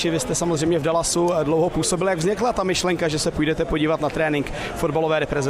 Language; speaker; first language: Czech; native; Czech